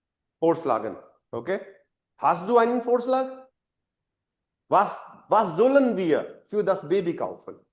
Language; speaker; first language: German; non-native, fluent; Hindi